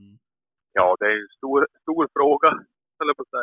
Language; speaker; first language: Swedish; native; Swedish